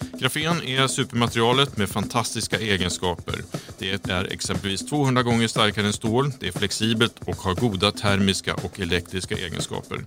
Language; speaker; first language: Swedish; native; Swedish